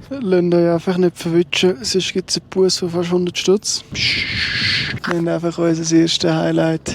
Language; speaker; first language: German; native; German